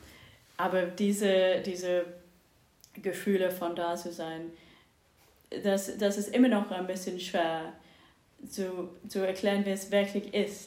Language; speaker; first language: German; non-native, fluent; English